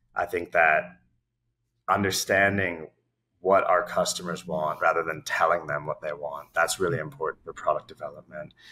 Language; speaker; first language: English; native; English